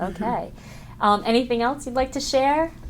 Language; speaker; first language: English; native; English